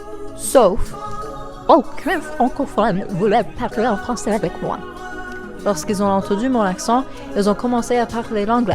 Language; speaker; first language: French; non-native, learner; English